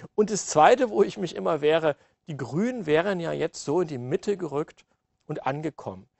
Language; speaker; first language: German; native; German